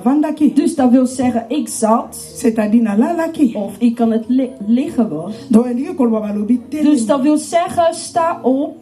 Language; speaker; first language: Dutch; non-native, learner; Lingala